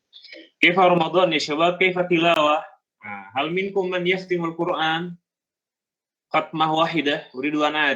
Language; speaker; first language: Arabic; non-native, fluent; Indonesian